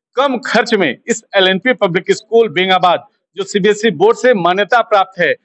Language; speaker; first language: Hindi; native; Hindi